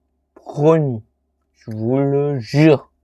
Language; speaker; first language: French; native; French